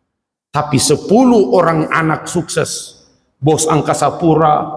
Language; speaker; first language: Indonesian; native; Indonesian